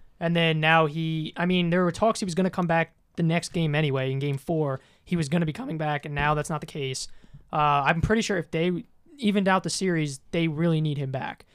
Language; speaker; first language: English; native; English